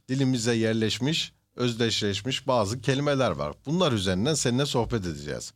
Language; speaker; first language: Turkish; early bilingual, heritage; Turkish